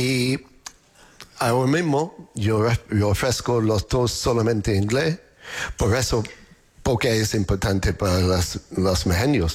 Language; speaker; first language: Spanish; non-native, learner; English